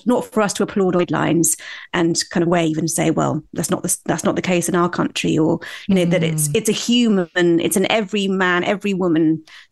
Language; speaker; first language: English; native; English